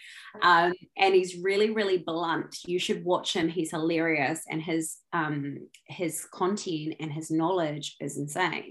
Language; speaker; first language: English; native; English